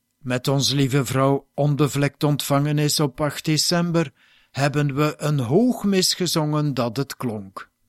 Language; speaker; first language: Dutch; native; Dutch